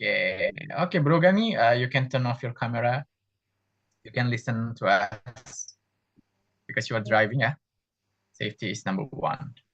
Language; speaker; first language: English; non-native, fluent; Indonesian